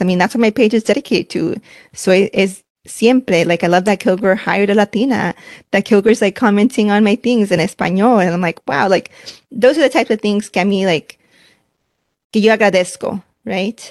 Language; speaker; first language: English; early bilingual, other home language; Spanish